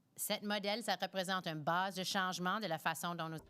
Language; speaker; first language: French; non-native, local second language; English